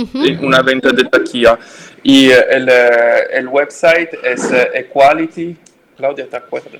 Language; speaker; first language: Spanish; non-native, fluent; French